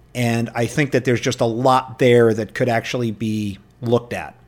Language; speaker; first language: English; native; English